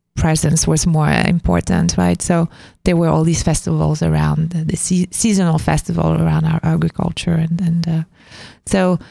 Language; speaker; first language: English; non-native, fluent; French